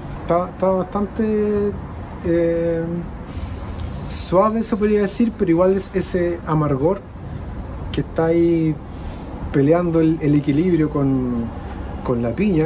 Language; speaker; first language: Spanish; native; Spanish